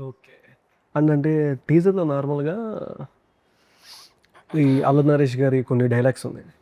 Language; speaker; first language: Telugu; native; Telugu